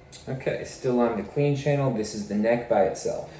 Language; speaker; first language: English; native; English